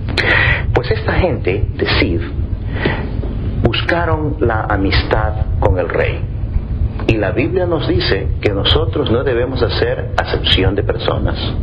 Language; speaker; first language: Spanish; native; Spanish